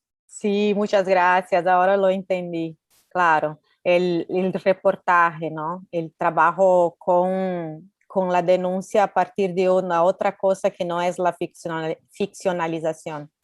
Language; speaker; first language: Spanish; non-native, fluent; Portuguese